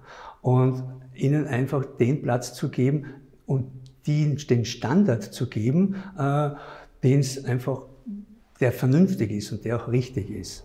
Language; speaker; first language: German; native; German